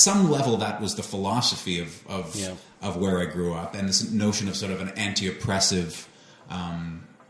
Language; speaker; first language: English; native; English